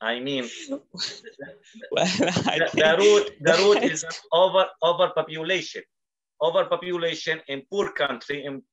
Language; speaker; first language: English; non-native, fluent; Arabic